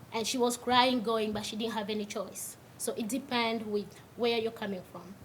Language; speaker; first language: English; non-native, local second language; Swahili